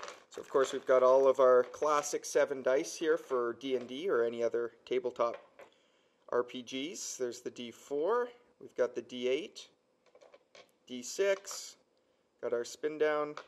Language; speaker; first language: English; native; English